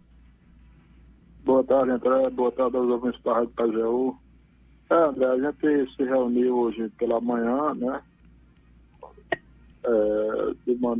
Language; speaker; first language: Portuguese; native; Portuguese